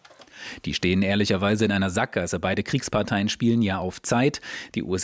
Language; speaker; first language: German; native; German